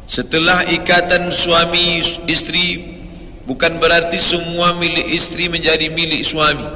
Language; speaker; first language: Indonesian; native; Indonesian